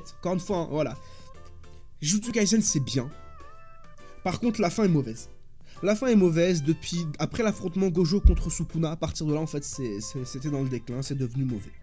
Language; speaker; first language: French; native; French